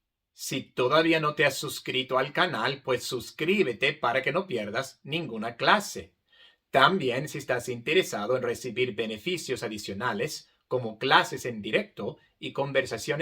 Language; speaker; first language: Spanish; non-native, fluent; English